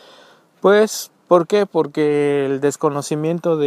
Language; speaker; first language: Spanish; native; Spanish